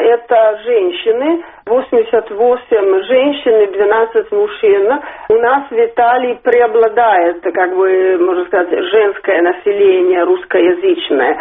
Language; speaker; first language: Russian; non-native, fluent; Italian